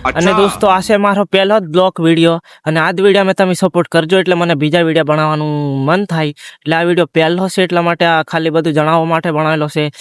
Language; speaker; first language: Gujarati; non-native, local second language; Bhili